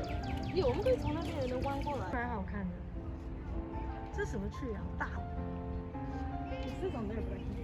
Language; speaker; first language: Chinese; early bilingual, heritage; Chinese